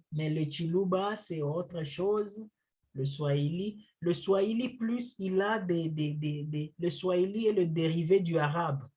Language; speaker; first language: French; non-native, local second language; Luba-Lulua